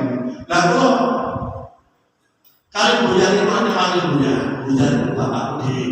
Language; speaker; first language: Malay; non-native, local second language; Javanese